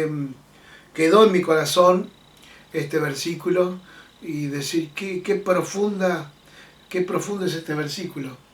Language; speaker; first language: Spanish; native; Spanish